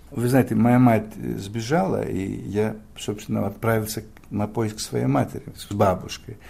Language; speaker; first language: Russian; non-native, fluent; Greek